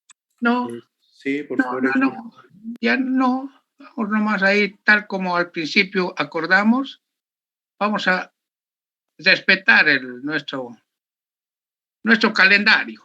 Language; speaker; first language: Spanish; native; Spanish